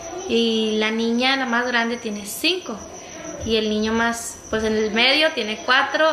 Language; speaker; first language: Spanish; early bilingual, heritage; Spanish